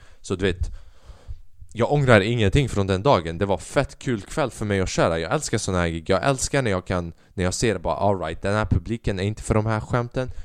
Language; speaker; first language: Swedish; early bilingual, other home language; Albanian